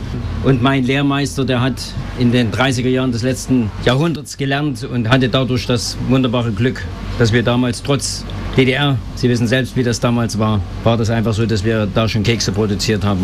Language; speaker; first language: German; native; German